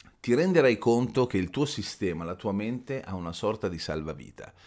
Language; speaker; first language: Italian; native; Italian